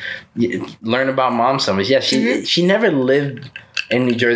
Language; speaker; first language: English; early bilingual, other home language; Spanish